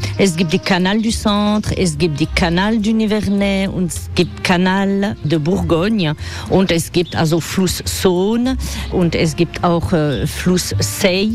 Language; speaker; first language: German; non-native, learner; French